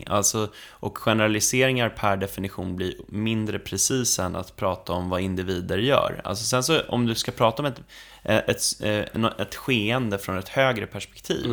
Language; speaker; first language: Swedish; native; Swedish